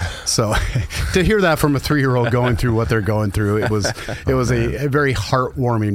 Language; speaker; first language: English; native; English